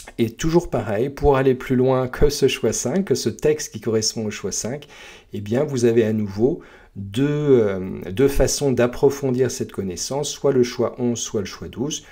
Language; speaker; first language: French; native; French